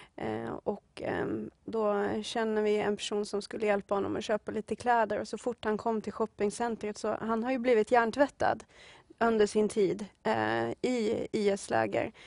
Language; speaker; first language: Swedish; native; Swedish